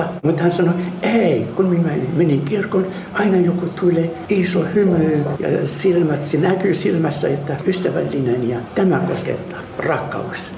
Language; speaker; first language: Finnish; non-native, learner; Arabic